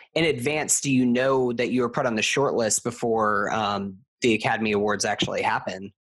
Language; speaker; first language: English; native; English